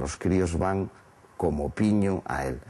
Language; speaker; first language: Spanish; native; Spanish